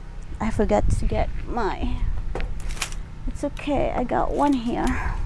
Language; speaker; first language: English; non-native, local second language; Filipino